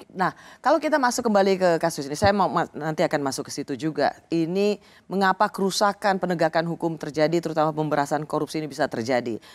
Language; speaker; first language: Indonesian; native; Indonesian